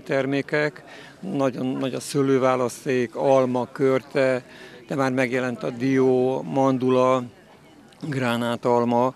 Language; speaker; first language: Hungarian; native; Hungarian